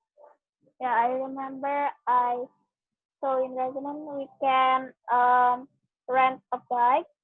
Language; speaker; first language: English; non-native, learner; Indonesian